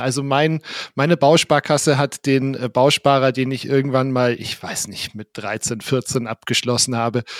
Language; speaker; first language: German; native; German